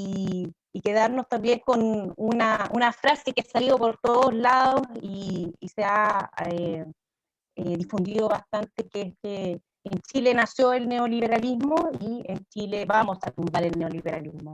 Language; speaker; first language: Spanish; native; Spanish